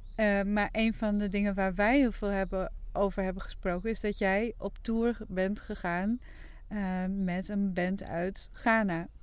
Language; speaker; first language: Dutch; non-native, local second language; Western Frisian